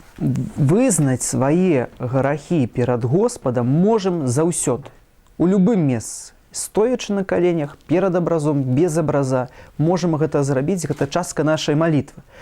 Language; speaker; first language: Belarusian; native; Belarusian